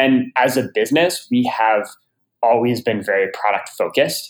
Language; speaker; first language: English; native; English